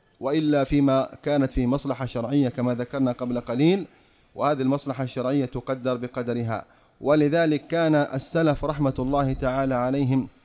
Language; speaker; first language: Arabic; native; Arabic